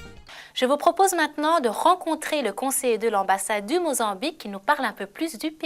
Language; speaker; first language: French; native; French